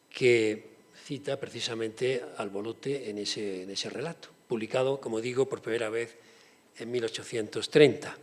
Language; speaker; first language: Spanish; native; Spanish